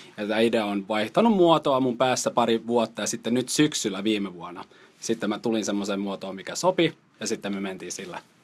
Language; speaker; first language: Finnish; non-native, local second language; Swedish